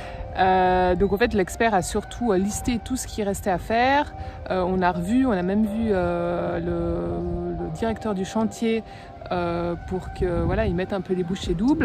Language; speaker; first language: French; native; French